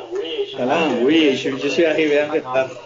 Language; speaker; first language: French; non-native, learner; Spanish